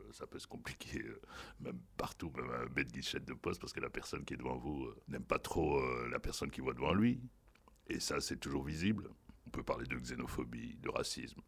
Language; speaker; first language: French; non-native, local second language; Lingala